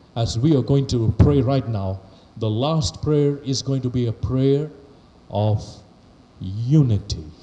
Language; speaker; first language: English; non-native, local second language; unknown